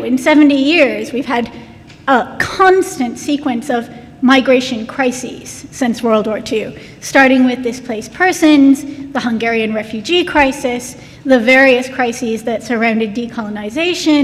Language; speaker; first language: English; native; English